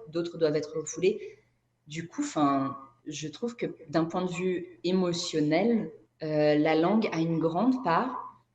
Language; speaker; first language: French; non-native, fluent; Portuguese